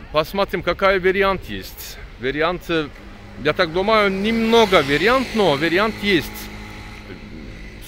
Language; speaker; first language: Russian; non-native, learner; Turkish